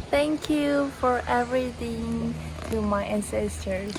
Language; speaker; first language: English; non-native, learner; Korean